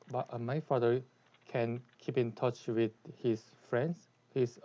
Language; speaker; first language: English; non-native, learner; Korean